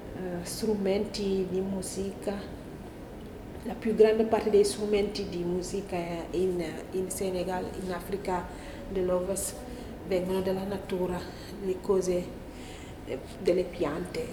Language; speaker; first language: Italian; non-native, learner; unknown